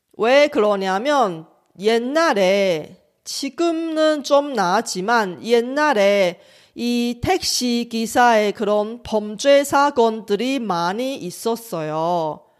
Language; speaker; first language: Korean; non-native, fluent; Chinese